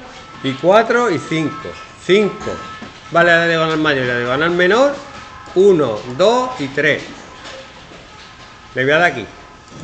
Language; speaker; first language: Spanish; native; Spanish